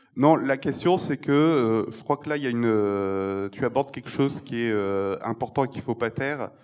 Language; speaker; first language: French; native; French